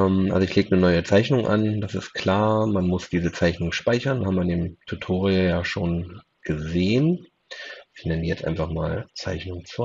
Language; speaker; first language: German; native; German